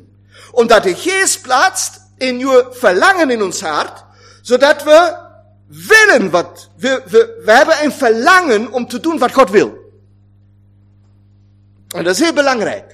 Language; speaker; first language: Dutch; non-native, fluent; German